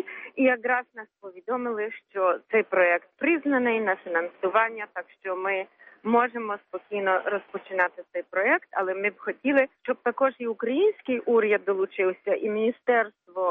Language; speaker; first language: Ukrainian; early bilingual, heritage; Ukrainian